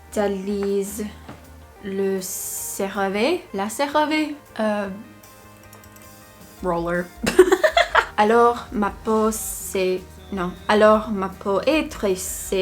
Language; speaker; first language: French; non-native, learner; English